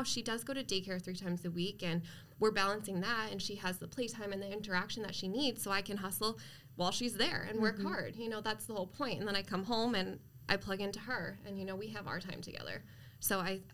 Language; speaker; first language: English; native; English